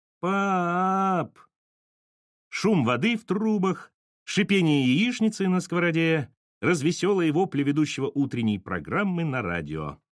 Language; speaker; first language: Russian; native; Russian